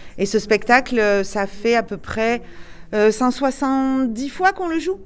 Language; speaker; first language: French; native; French